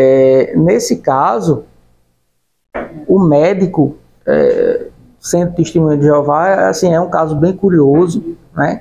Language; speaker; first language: Portuguese; native; Portuguese